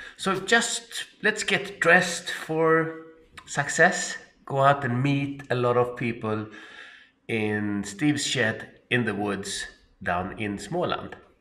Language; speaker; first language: English; non-native, fluent; Swedish